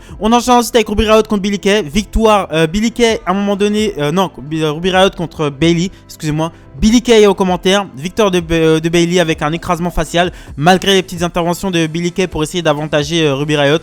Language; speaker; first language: French; native; French